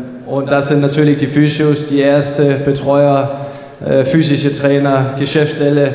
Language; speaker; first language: German; non-native, fluent; Danish